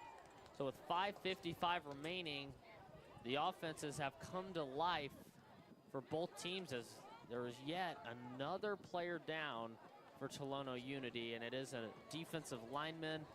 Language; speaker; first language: English; native; English